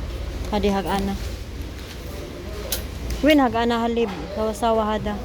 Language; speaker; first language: Arabic; non-native, learner; Filipino